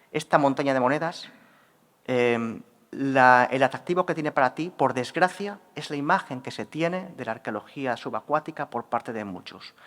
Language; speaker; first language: Spanish; native; Spanish